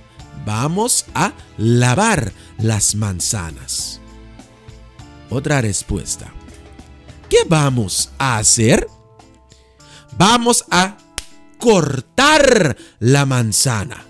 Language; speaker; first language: Spanish; non-native, fluent; Dutch